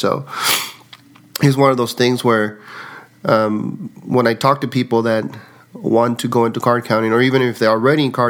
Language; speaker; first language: English; early bilingual, other home language; Spanish